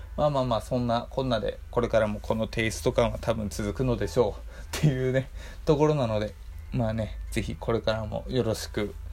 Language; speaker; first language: Japanese; native; Japanese